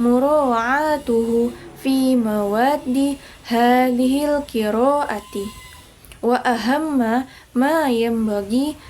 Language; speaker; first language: Arabic; non-native, learner; Indonesian